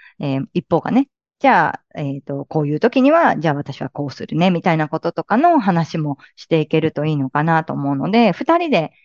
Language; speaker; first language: Japanese; native; Japanese